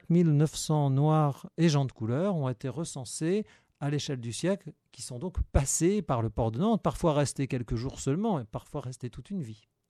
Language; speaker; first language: French; native; French